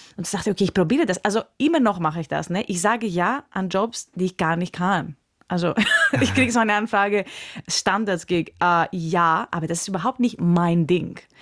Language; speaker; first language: German; non-native, fluent; Greek